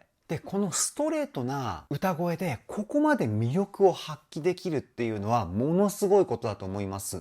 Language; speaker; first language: Japanese; native; Japanese